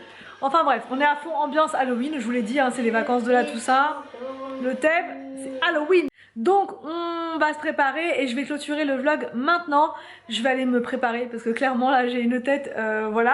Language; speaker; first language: French; native; French